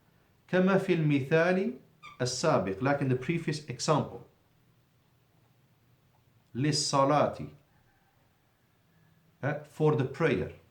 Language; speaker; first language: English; non-native, fluent; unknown